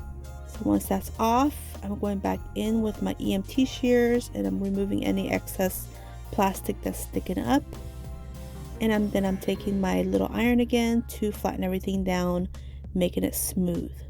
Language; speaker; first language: English; native; English